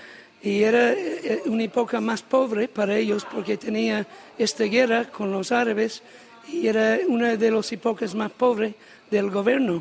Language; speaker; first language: Spanish; non-native, learner; English